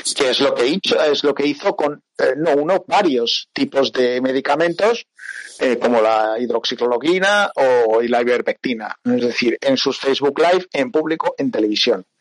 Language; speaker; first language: Spanish; early bilingual, other home language; Portuguese